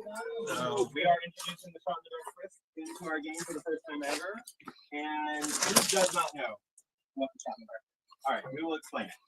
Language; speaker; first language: English; native; English